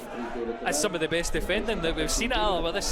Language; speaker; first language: English; native; English